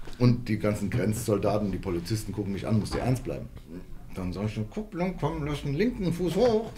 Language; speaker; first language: German; early bilingual, other home language; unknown